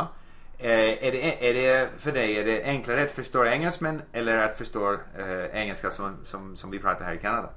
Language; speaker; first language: Swedish; non-native, fluent; English